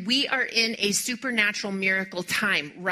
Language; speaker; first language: English; native; English